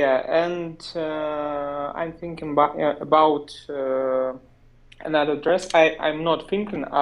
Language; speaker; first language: English; non-native, learner; Russian